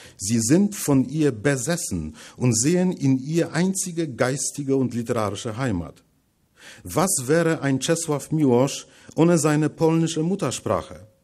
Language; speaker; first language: German; non-native, fluent; Polish